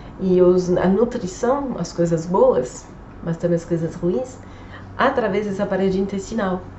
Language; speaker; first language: Portuguese; non-native, fluent; French